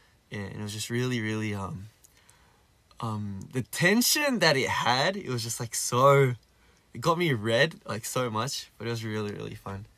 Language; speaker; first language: English; early bilingual, other home language; Korean